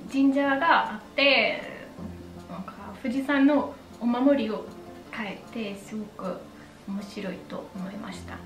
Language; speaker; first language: Japanese; non-native, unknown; Polish